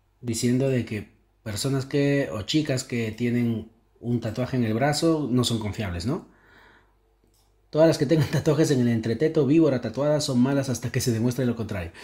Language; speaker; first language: Spanish; native; Spanish